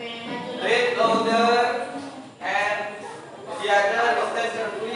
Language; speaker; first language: English; non-native, fluent; Indonesian